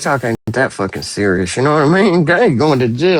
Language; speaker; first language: English; native; English